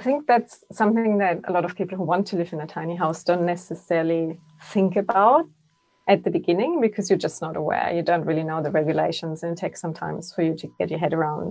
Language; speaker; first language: English; non-native, fluent; German